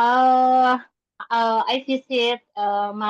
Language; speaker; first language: English; non-native, learner; Indonesian